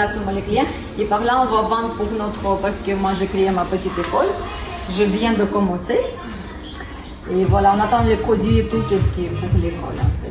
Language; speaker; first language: French; non-native, learner; Russian